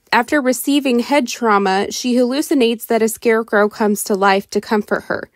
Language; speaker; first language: English; native; English